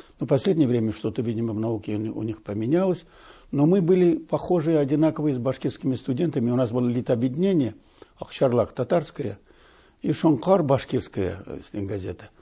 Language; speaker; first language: Russian; non-native, local second language; Tatar